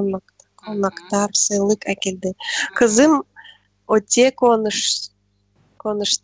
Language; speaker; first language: Kazakh; non-native, learner; Russian